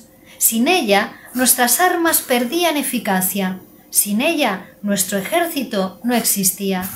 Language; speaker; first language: Spanish; native; Spanish